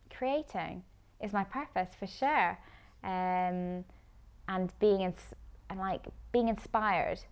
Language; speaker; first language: English; native; English